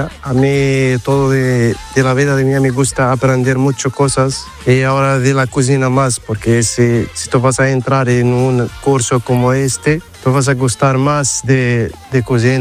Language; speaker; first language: Spanish; non-native, learner; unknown